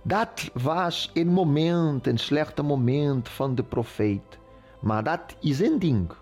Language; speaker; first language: Dutch; non-native, fluent; Portuguese